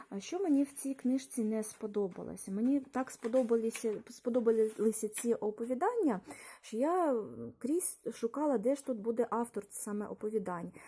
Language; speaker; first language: Ukrainian; non-native, local second language; Russian